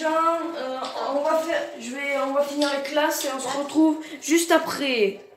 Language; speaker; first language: French; native; French